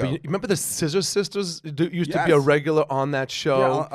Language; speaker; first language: English; native; English